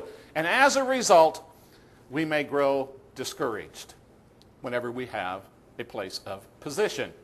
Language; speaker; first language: English; native; English